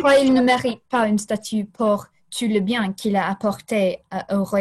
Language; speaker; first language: French; non-native, fluent; English